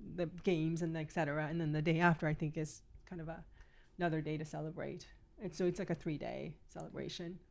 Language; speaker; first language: English; native; English